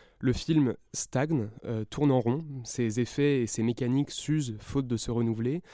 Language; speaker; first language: French; native; French